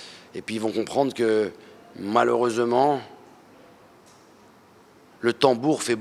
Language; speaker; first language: French; early bilingual, other home language; Arabic